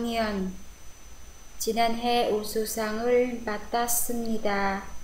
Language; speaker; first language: Korean; non-native, fluent; Vietnamese